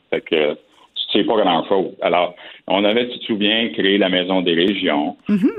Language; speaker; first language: French; native; French